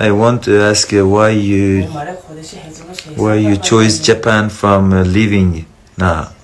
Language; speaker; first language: English; non-native, fluent; Persian